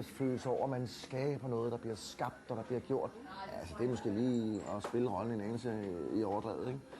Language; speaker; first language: Danish; native; Danish